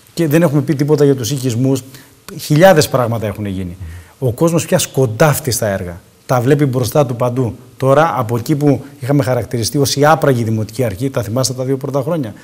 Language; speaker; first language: Greek; native; Greek